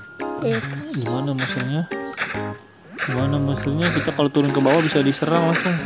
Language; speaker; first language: Indonesian; native; Indonesian